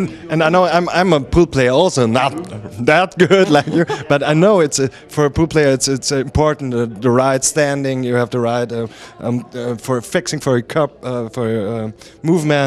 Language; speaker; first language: English; non-native, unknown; German